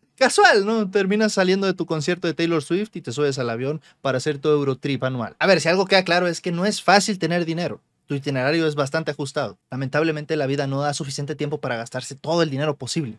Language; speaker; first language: Spanish; native; Spanish